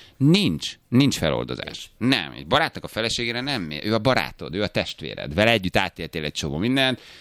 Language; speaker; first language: Hungarian; native; Hungarian